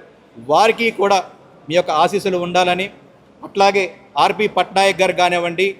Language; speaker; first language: Telugu; native; Telugu